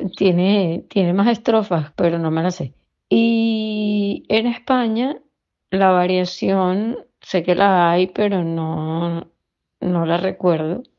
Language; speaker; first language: Spanish; native; Spanish